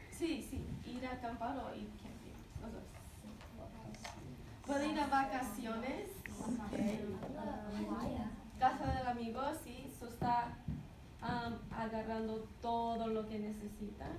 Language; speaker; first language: Spanish; non-native, fluent; English